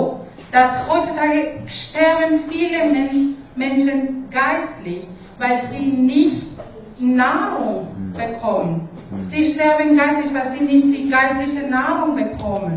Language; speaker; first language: German; non-native, fluent; Spanish